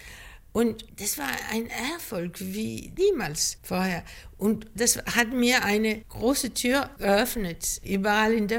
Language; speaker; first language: German; non-native, fluent; Greek